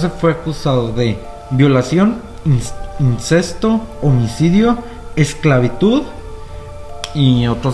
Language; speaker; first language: Spanish; native; Spanish